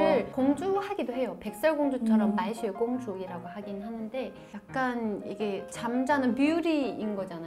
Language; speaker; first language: Korean; non-native, fluent; Chinese